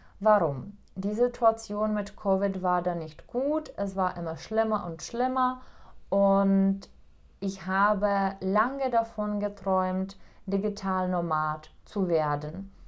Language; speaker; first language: German; non-native, fluent; Czech